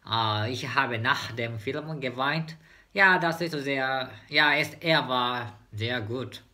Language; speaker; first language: German; non-native, learner; Japanese